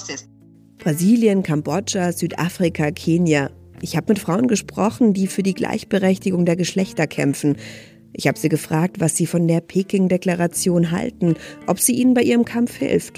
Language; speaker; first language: German; native; German